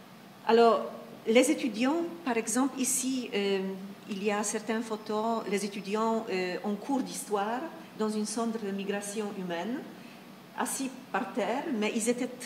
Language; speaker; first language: French; non-native, fluent; Polish